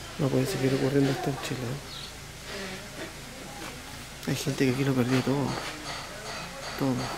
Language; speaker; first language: Spanish; native; Spanish